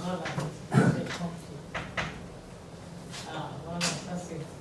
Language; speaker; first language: French; non-native, fluent; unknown